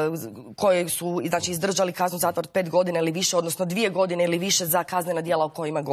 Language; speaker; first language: Croatian; native; Croatian